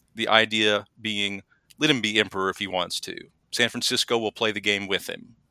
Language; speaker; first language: English; native; English